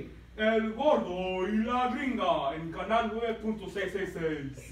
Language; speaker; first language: Spanish; non-native, learner; English